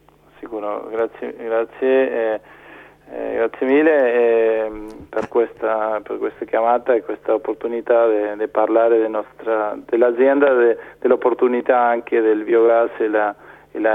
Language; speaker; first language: Italian; non-native, fluent; Spanish